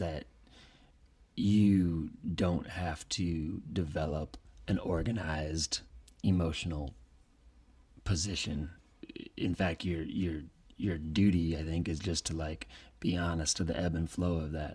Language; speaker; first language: English; native; English